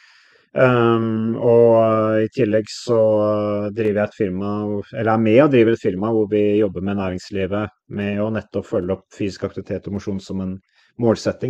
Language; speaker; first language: Norwegian; native; Norwegian